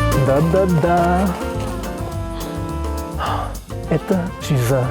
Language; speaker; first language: Russian; non-native, learner; English